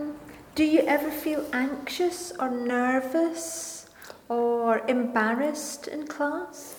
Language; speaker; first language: English; non-native, fluent; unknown